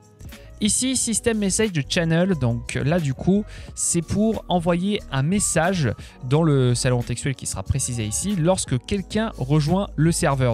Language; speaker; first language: French; native; French